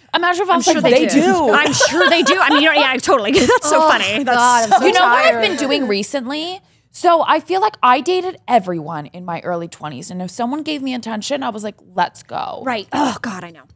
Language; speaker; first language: English; native; English